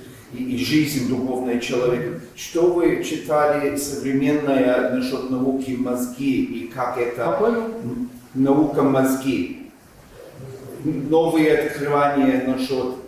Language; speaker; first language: Russian; early bilingual, heritage; English